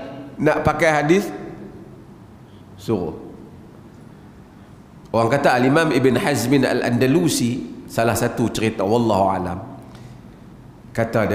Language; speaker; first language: Malay; native; Malay